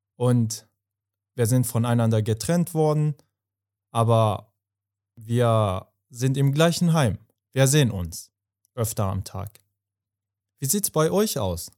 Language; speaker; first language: German; non-native, fluent; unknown